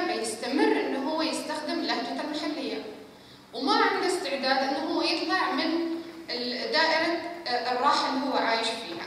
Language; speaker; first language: Arabic; native; Arabic